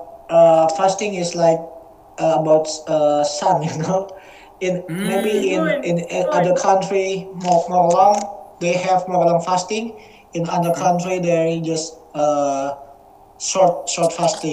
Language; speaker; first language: English; non-native, learner; Indonesian